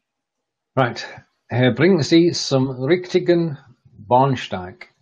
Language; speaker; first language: German; non-native, learner; English